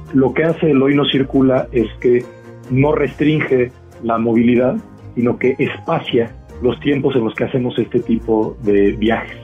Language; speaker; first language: Spanish; native; Spanish